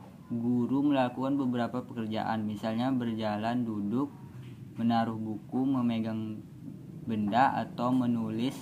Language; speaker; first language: Indonesian; native; Indonesian